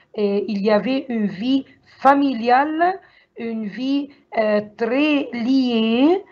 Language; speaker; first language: French; non-native, learner; Arabic